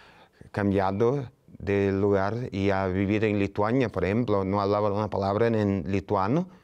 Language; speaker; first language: Spanish; non-native, fluent; Portuguese